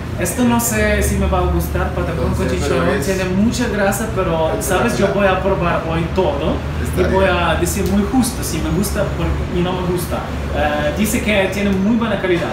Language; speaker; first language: Spanish; non-native, fluent; Ukrainian